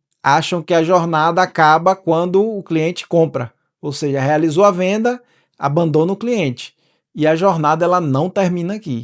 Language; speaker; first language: Portuguese; native; Portuguese